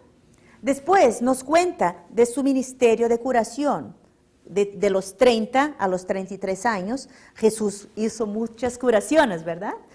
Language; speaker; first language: Spanish; non-native, fluent; Portuguese